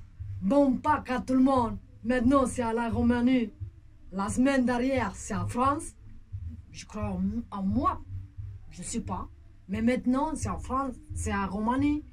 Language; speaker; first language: French; non-native, local second language; Romanian